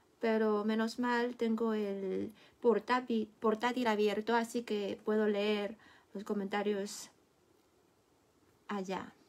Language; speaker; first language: Spanish; non-native, fluent; Chinese